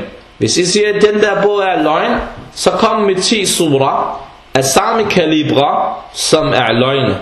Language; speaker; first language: Danish; non-native, fluent; Arabic